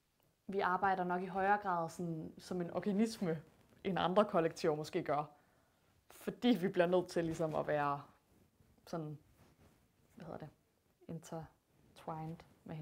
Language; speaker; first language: Danish; native; Danish